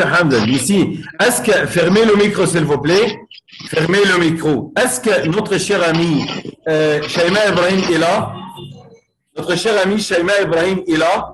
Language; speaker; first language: French; non-native, fluent; Arabic